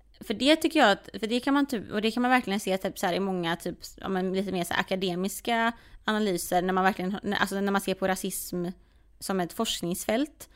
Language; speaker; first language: Swedish; native; Swedish